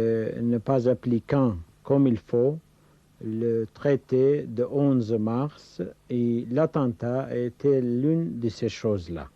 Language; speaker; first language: French; non-native, fluent; Kurdish